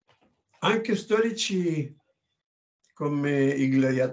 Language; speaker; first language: Italian; non-native, learner; Spanish